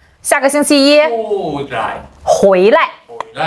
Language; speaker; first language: Chinese; non-native, learner; Korean